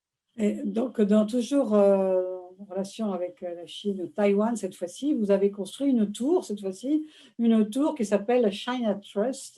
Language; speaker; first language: French; native; French